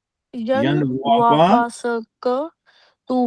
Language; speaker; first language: French; non-native, learner; Punjabi